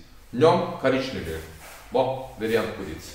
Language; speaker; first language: Russian; non-native, learner; Turkish